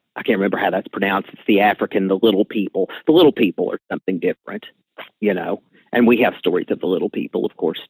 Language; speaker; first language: English; native; English